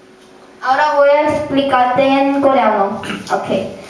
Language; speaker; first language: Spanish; non-native, learner; Korean